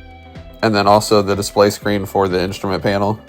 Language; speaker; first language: English; native; English